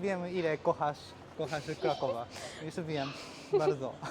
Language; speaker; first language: Polish; non-native, learner; Japanese